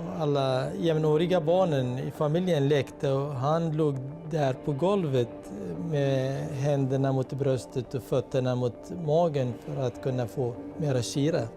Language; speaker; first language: Swedish; non-native, fluent; Kurdish